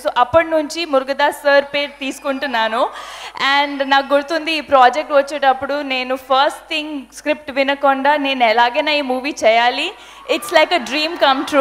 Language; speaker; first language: Telugu; non-native, fluent; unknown